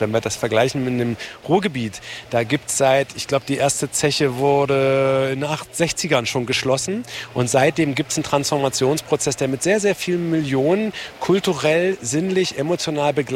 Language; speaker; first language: German; native; German